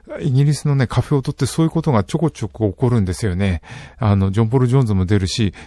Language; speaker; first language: Japanese; native; Japanese